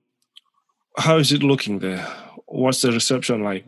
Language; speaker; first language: English; non-native, local second language; Nyanja